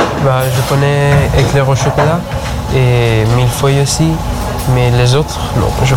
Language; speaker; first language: French; non-native, learner; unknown